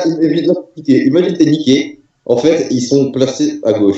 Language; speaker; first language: French; native; French